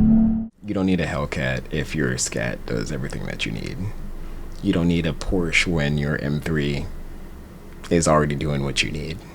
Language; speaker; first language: English; native; English